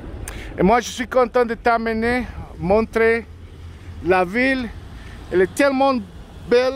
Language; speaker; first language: French; non-native, learner; Spanish